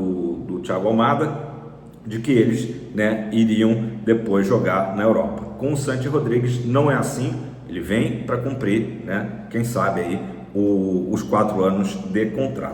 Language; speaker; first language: Portuguese; native; Portuguese